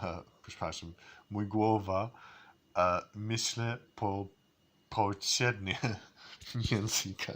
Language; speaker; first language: Polish; non-native, learner; English